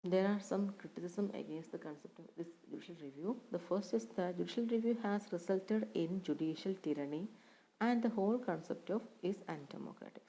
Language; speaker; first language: English; non-native, local second language; Malayalam